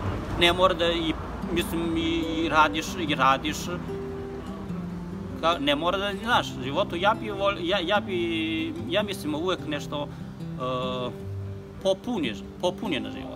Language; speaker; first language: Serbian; non-native, learner; Chinese